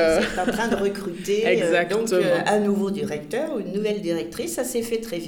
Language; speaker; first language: French; native; French